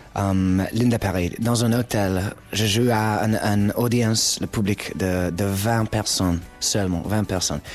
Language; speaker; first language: French; non-native, learner; English